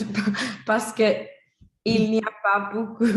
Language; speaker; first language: French; non-native, learner; Spanish